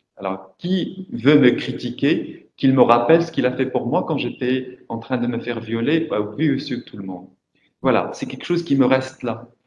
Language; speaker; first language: French; non-native, local second language; Arabic